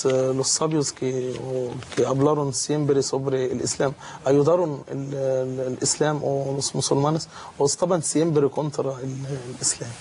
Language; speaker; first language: Spanish; non-native, fluent; Arabic